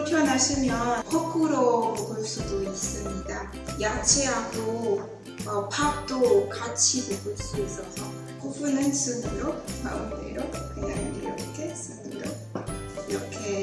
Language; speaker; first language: Korean; non-native, learner; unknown